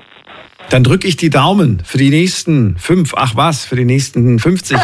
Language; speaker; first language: German; native; German